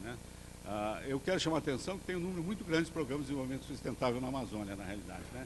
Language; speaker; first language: Portuguese; native; Portuguese